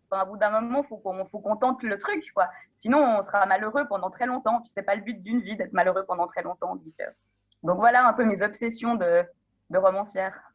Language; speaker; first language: French; native; French